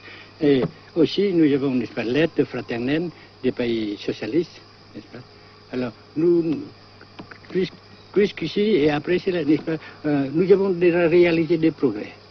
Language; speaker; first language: French; non-native, fluent; Vietnamese